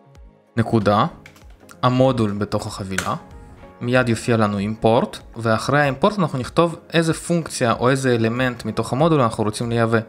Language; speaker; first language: Hebrew; native; Hebrew